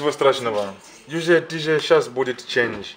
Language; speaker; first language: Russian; non-native, learner; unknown